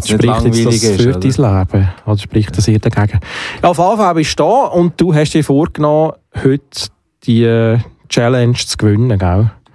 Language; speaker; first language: German; native; German